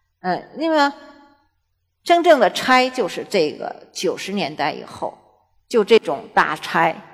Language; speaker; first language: Chinese; native; Chinese